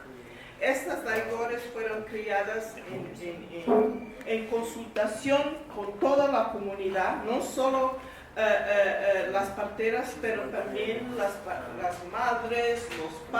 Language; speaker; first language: Spanish; non-native, fluent; English